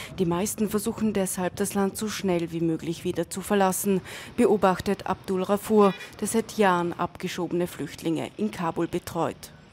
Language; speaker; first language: German; native; German